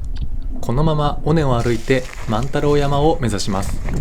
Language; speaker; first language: Japanese; native; Japanese